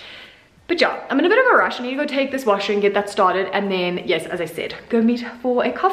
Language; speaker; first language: English; native; English